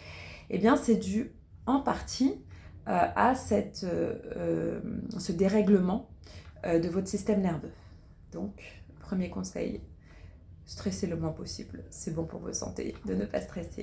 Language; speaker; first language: French; native; French